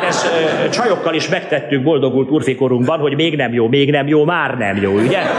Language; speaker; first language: Hungarian; native; Hungarian